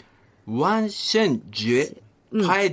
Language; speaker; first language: Chinese; non-native, learner; Japanese